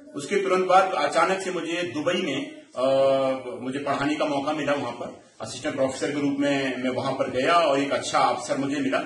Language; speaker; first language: Hindi; native; Hindi